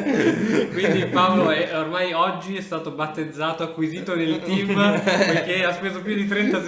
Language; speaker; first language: Italian; native; Italian